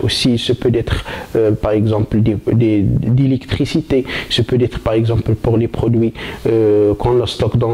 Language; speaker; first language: French; non-native, local second language; Arabic